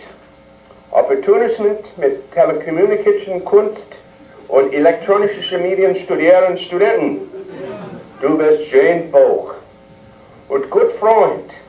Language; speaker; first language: German; non-native, learner; English